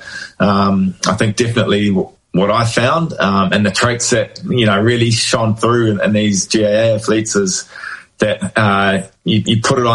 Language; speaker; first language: English; native; English